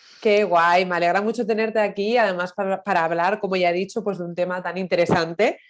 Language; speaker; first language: Spanish; native; Spanish